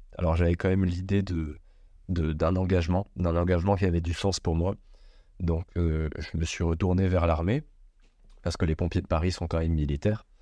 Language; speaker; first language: French; native; French